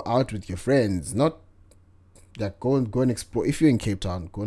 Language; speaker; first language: English; non-native, local second language; Bemba